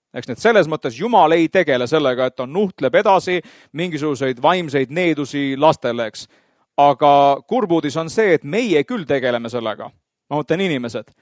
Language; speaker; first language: Estonian; native; Estonian